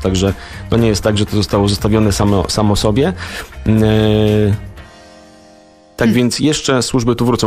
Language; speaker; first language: Polish; native; Polish